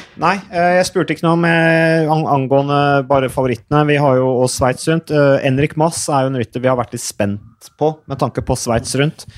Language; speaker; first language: Norwegian; native; Norwegian